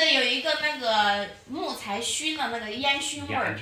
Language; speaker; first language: Chinese; native; Chinese